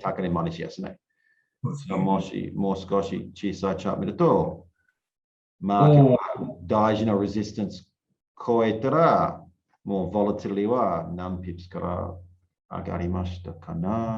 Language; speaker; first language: Japanese; non-native, learner; English